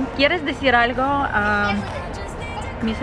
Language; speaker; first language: Spanish; non-native, fluent; Russian